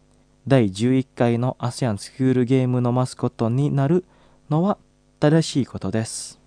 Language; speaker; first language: Japanese; non-native, fluent; Indonesian